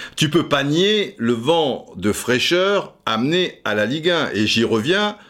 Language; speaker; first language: French; native; French